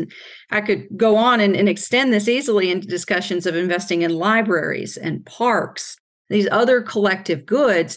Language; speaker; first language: English; native; English